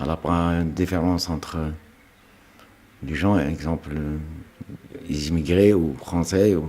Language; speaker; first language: French; non-native, fluent; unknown